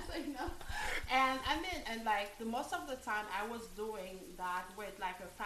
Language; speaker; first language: English; non-native, fluent; French